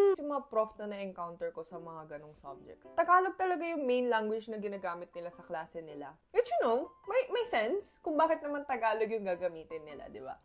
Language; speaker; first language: Filipino; early bilingual, other home language; Korean